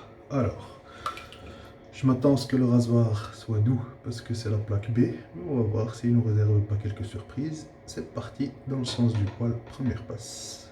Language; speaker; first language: French; native; French